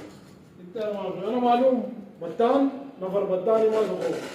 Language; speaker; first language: Arabic; non-native, learner; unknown